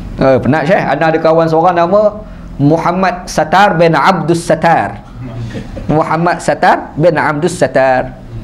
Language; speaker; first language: Malay; native; Malay